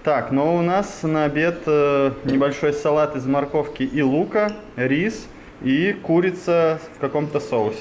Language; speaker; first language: Russian; native; Russian